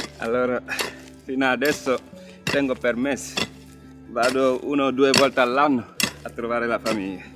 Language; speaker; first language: Italian; non-native, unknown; Wolof